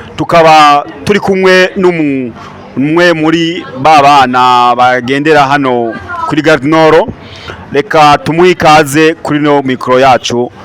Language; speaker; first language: Rundi; native; Rundi